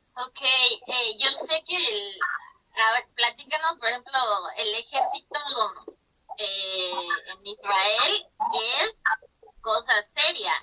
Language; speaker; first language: Spanish; native; Spanish